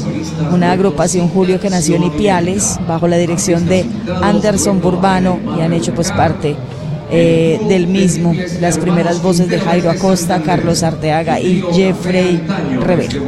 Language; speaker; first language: Spanish; native; Spanish